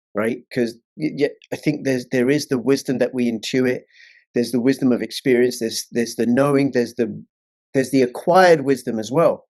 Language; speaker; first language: English; native; English